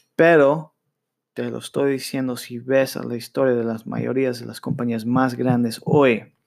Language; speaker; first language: Spanish; early bilingual, heritage; Spanish